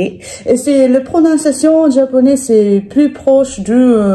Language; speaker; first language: French; non-native, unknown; Japanese